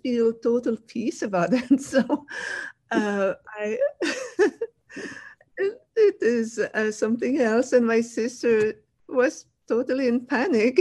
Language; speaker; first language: English; non-native, fluent; French